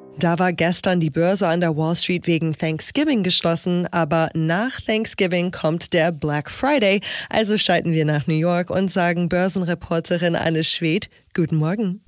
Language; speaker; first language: German; non-native, fluent; English